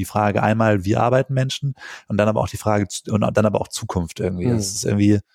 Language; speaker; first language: German; native; German